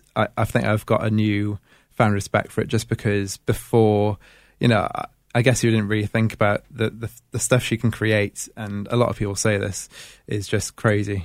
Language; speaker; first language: English; native; English